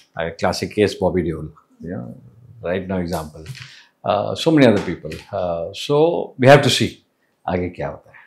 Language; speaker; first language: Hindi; non-native, local second language; English